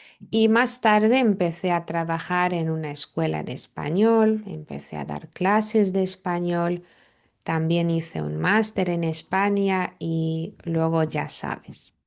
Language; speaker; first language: Spanish; non-native, fluent; Lithuanian